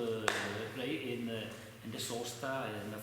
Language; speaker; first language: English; non-native, learner; Italian